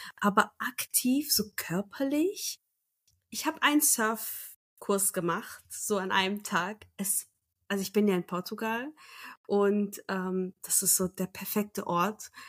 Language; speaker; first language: German; early bilingual, other home language; Turkish